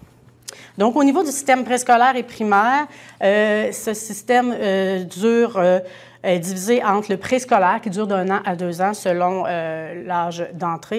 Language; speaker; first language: French; native; French